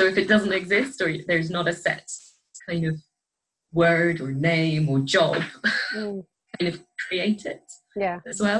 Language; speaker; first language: English; native; English